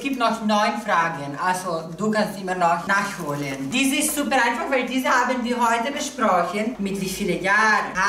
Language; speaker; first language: German; non-native, local second language; Italian